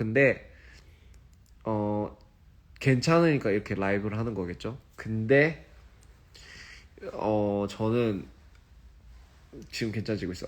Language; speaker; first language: Korean; early bilingual, heritage; English